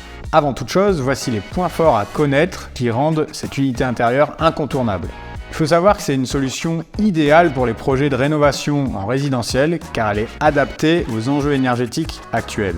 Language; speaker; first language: French; native; French